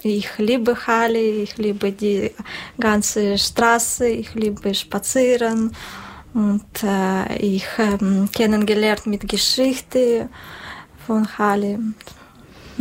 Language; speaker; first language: German; non-native, learner; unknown